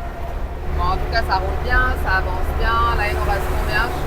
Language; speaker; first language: French; native; French